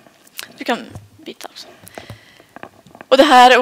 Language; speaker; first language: Swedish; native; Swedish